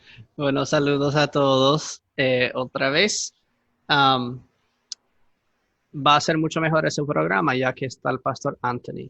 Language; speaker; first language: Spanish; non-native, fluent; English